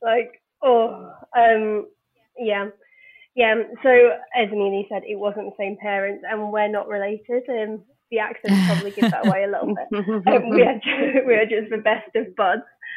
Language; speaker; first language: English; native; English